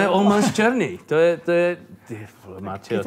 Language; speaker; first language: Czech; non-native, fluent; English